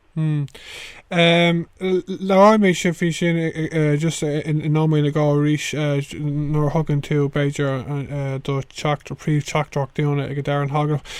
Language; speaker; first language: Irish; non-native, local second language; English